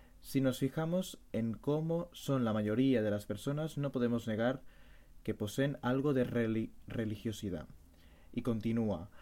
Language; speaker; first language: Spanish; non-native, local second language; Catalan